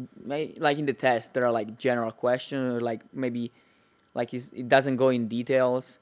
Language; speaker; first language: English; non-native, fluent; Italian